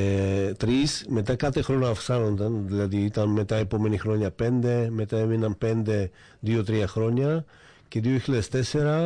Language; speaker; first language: Greek; non-native, fluent; Slovak